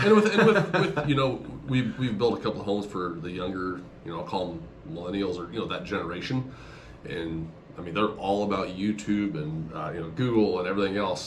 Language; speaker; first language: English; native; English